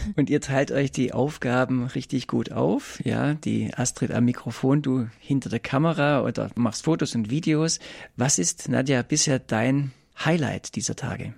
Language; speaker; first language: German; native; German